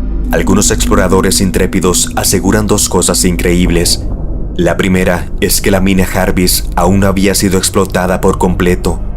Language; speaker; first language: Spanish; native; Spanish